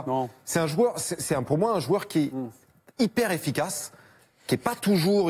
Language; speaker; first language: French; native; French